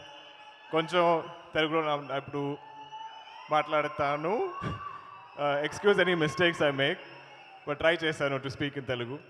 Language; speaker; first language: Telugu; non-native, learner; Malayalam